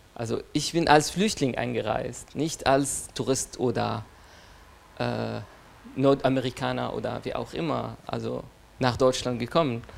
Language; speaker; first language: German; non-native, fluent; Arabic